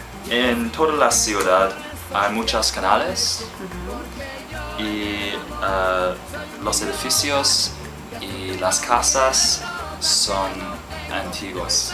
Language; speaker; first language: Spanish; non-native, learner; English